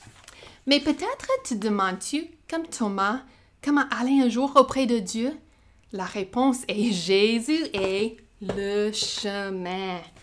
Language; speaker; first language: French; native; French